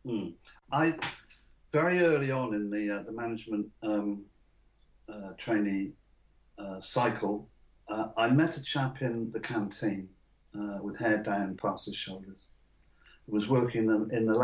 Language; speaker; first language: English; native; English